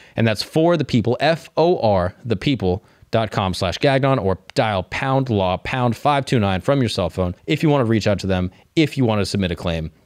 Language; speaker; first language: English; native; English